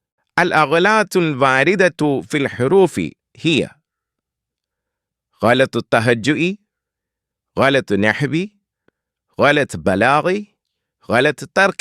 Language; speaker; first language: Arabic; non-native, fluent; Malayalam